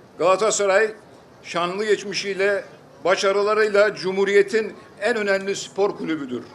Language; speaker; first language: Turkish; native; Turkish